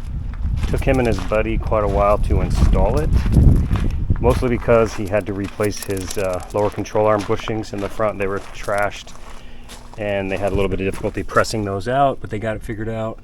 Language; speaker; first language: English; native; English